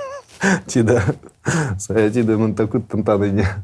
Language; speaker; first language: Indonesian; non-native, learner; Russian